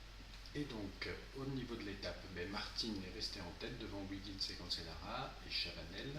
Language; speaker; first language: French; native; French